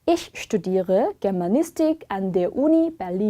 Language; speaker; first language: German; non-native, fluent; Korean